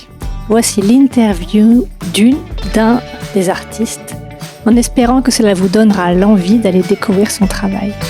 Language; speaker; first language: French; native; French